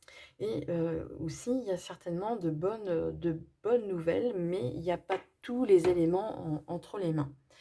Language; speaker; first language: French; native; French